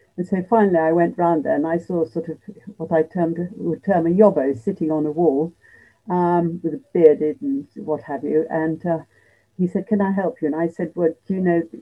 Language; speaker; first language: English; native; English